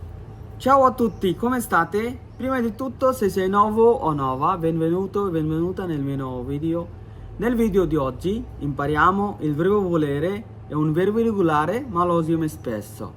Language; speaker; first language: Italian; non-native, fluent; Bangla